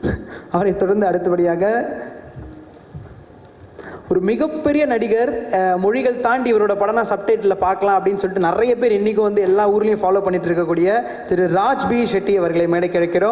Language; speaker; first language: Tamil; native; Tamil